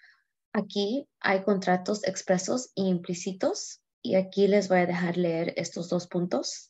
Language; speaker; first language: Spanish; early bilingual, heritage; Spanish